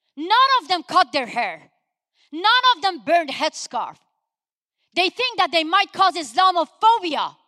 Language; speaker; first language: English; non-native, fluent; Persian